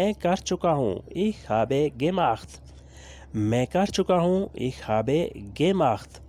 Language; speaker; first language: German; non-native, learner; Urdu